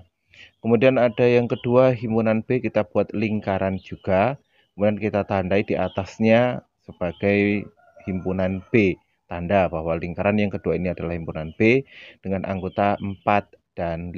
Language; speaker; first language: Indonesian; native; Indonesian